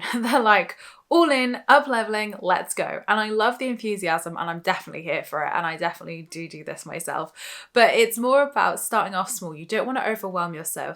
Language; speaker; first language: English; native; English